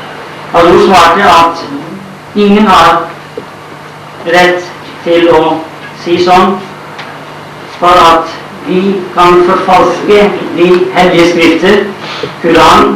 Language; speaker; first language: Norwegian; non-native, fluent; Urdu